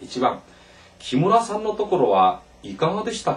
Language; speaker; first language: Japanese; non-native, fluent; Korean